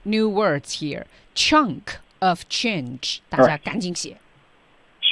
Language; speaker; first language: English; non-native, fluent; Chinese